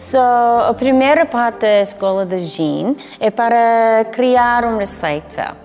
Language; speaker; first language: Portuguese; non-native, learner; English